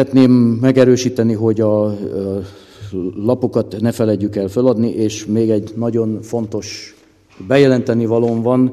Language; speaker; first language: Hungarian; native; Hungarian